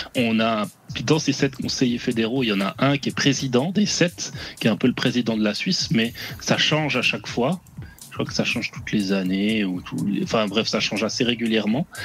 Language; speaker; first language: French; native; French